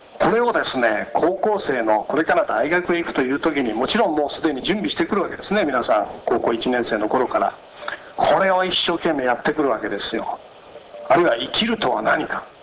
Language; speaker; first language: Japanese; native; Japanese